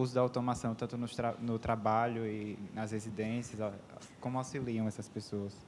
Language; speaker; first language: Portuguese; native; Portuguese